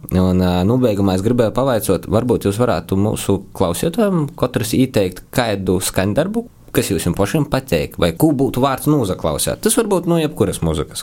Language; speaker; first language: Latvian; native; Latvian